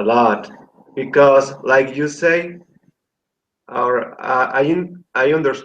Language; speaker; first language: English; non-native, learner; Spanish